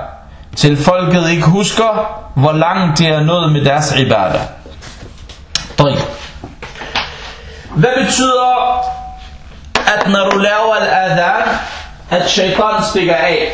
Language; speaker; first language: Danish; non-native, local second language; Arabic